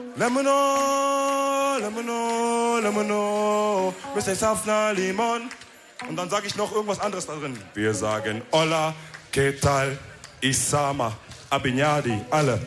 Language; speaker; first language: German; native; German